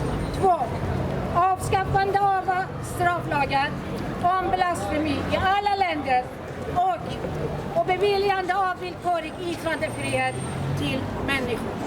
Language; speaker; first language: Swedish; non-native, fluent; Persian